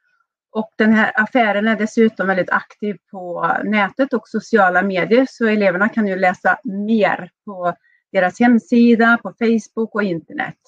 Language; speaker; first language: Swedish; native; Swedish